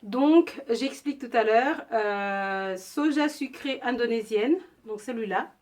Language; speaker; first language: French; non-native, learner; Indonesian